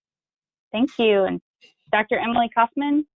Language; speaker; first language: English; native; English